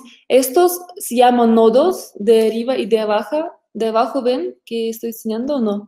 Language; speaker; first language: Spanish; non-native, fluent; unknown